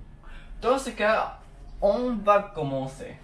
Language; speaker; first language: French; non-native, learner; Chinese